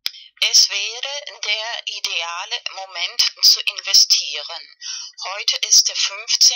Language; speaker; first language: German; non-native, learner; Spanish